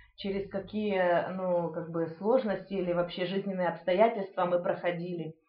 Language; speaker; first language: Russian; early bilingual, heritage; Russian